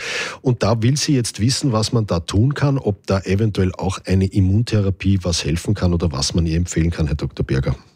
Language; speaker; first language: German; native; German